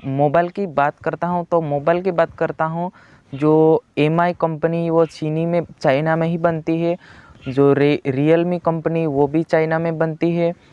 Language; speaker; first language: Hindi; non-native, local second language; Gujarati